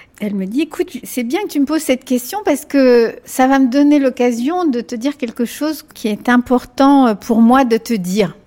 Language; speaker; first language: French; early bilingual, other home language; Spanish